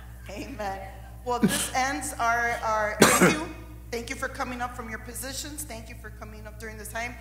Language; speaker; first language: English; early bilingual, other home language; Spanish